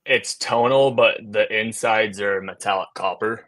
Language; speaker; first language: English; native; English